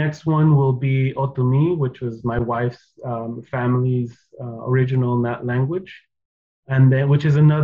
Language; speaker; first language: English; early bilingual, other home language; Spanish